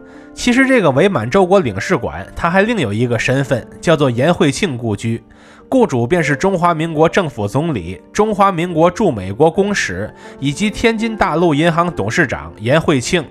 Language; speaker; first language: Chinese; native; Chinese